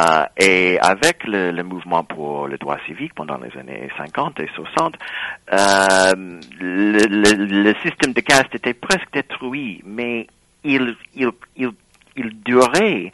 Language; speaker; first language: French; non-native, fluent; English